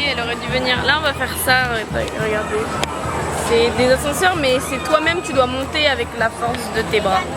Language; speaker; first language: French; native; French